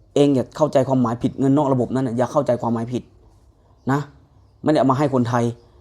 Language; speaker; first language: Thai; native; Thai